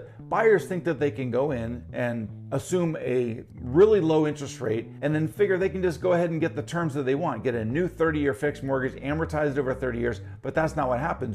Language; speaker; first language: English; native; English